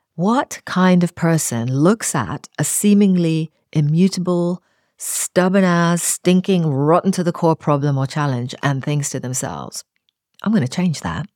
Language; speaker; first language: English; native; English